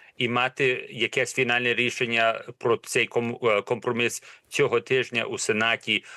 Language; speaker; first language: Ukrainian; early bilingual, heritage; Ukrainian